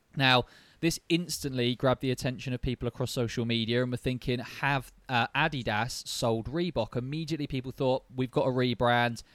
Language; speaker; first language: English; native; English